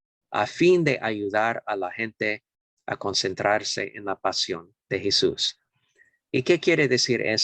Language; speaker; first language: Spanish; non-native, fluent; English